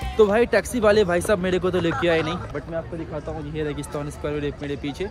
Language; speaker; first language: Hindi; native; Hindi